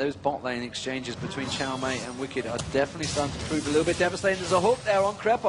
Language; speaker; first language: English; native; English